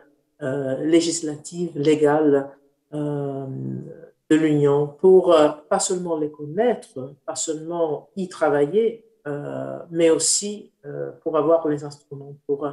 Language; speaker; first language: French; non-native, fluent; Italian